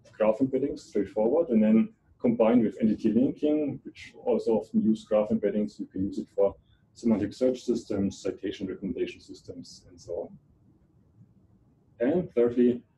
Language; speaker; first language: English; non-native, fluent; German